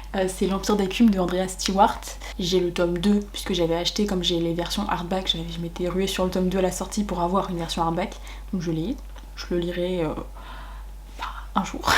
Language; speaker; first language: French; native; French